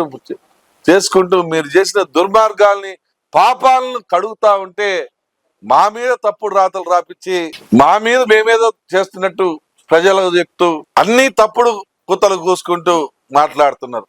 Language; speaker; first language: Telugu; native; Telugu